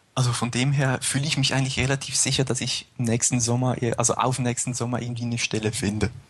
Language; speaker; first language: German; native; German